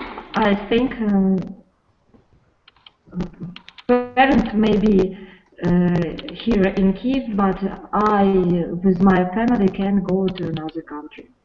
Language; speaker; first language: English; non-native, learner; Russian